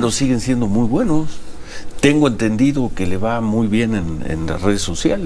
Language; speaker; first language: Spanish; native; Spanish